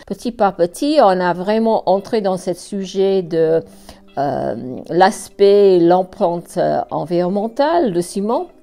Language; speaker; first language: French; non-native, fluent; English